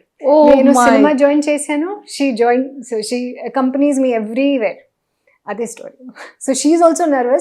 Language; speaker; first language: Telugu; non-native, learner; Hindi